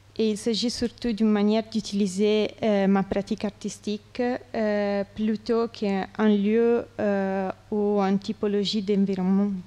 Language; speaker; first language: French; non-native, fluent; Italian